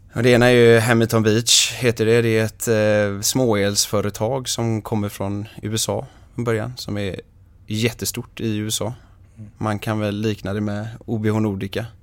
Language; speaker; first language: Swedish; native; Swedish